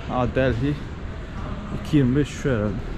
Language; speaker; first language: Turkish; native; Turkish